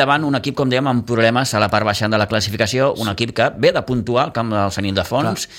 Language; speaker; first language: Catalan; native; Catalan